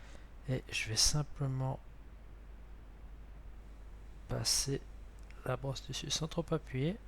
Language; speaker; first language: French; native; French